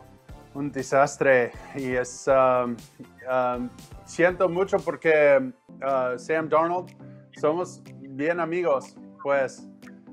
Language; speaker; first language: Spanish; non-native, learner; English